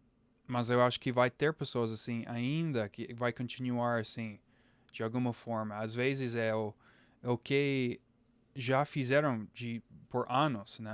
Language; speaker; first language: Portuguese; non-native, fluent; English